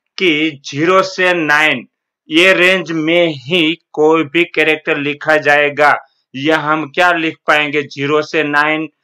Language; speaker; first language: Hindi; non-native, local second language; Gujarati